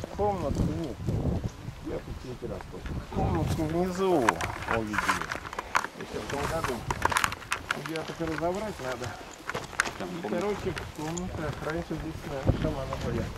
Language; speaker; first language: Russian; native; Russian